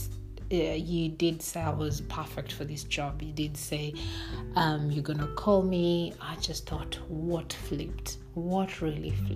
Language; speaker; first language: English; non-native, local second language; Swahili